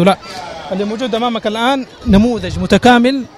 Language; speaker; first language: Arabic; native; Arabic